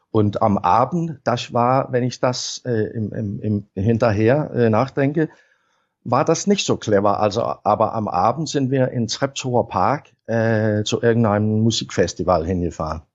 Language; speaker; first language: German; non-native, fluent; Danish